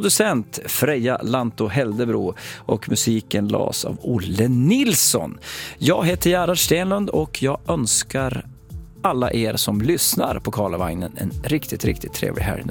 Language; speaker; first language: Swedish; native; Swedish